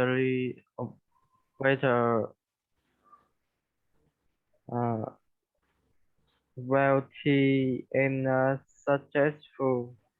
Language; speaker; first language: English; non-native, learner; Vietnamese